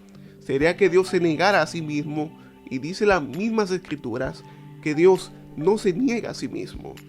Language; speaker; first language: Spanish; native; Spanish